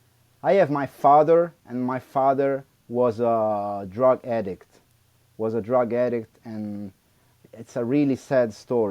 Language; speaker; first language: English; non-native, learner; Italian